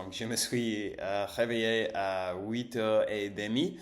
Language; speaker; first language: French; non-native, learner; English